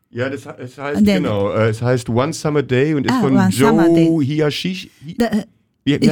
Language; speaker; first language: German; native; German